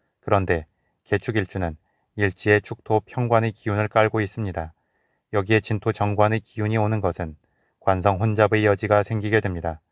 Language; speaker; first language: Korean; native; Korean